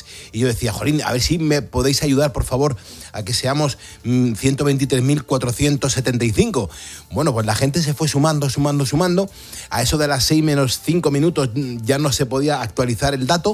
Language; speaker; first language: Spanish; native; Spanish